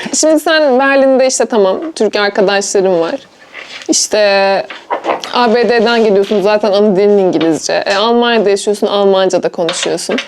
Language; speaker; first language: Turkish; native; Turkish